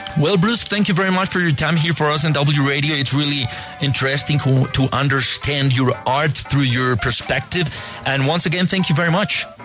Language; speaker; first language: English; non-native, fluent; Spanish